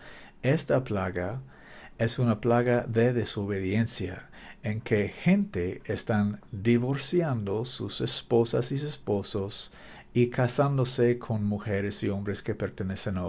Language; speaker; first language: Spanish; non-native, learner; English